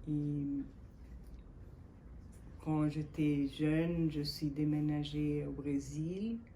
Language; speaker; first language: French; non-native, fluent; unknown